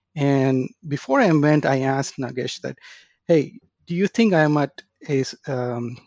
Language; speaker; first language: English; non-native, local second language; Tamil